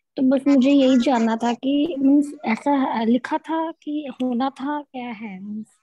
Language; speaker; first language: Hindi; native; Hindi